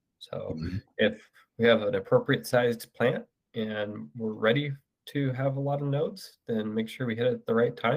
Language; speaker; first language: English; native; English